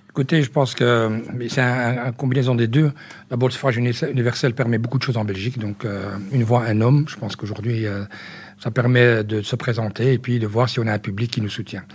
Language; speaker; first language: French; early bilingual, other home language; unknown